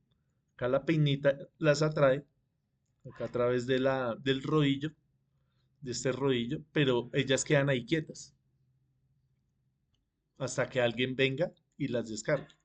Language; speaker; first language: Spanish; native; Spanish